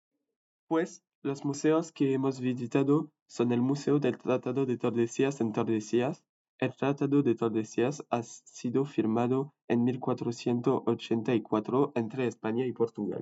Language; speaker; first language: Spanish; non-native, learner; French